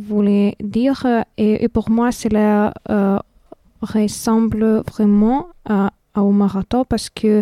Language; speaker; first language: French; non-native, fluent; Lithuanian